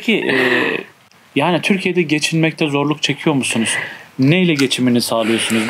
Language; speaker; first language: Turkish; native; Turkish